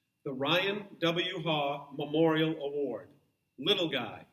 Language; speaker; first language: English; native; English